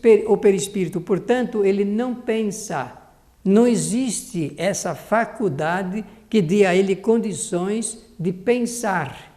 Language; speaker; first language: Portuguese; native; Portuguese